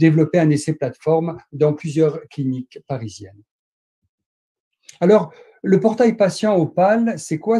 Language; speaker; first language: French; native; French